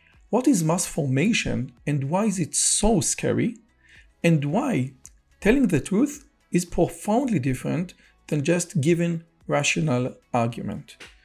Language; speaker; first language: English; non-native, fluent; Hebrew